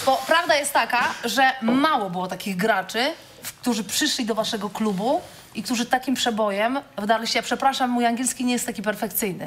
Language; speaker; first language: Polish; native; Polish